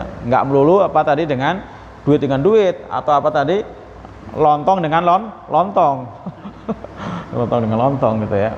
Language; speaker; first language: Indonesian; native; Indonesian